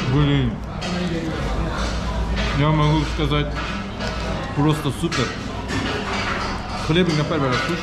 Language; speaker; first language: Russian; non-native, learner; Turkish